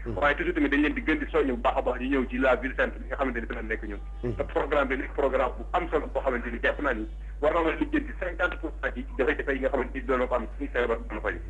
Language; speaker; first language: Wolof; native; Wolof